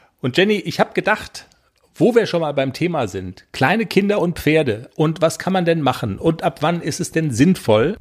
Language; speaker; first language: German; native; German